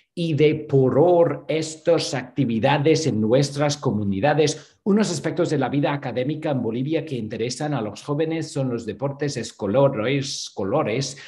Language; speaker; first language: Spanish; non-native, fluent; English